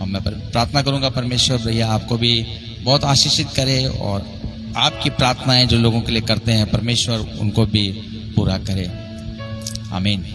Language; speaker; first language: Hindi; native; Hindi